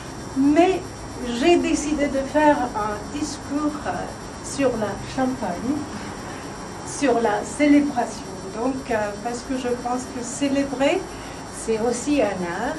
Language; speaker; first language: French; non-native, fluent; Turkish